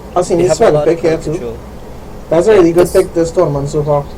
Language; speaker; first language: English; native; English